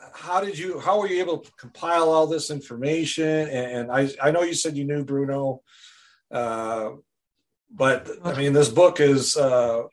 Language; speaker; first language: English; native; English